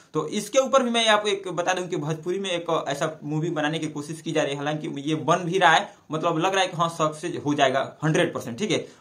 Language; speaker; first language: Hindi; non-native, local second language; Bhojpuri